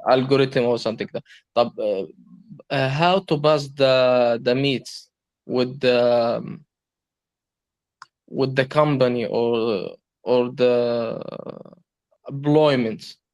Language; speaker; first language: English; non-native, learner; Arabic